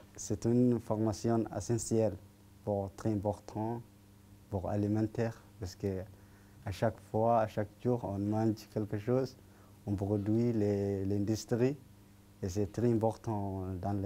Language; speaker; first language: French; non-native, learner; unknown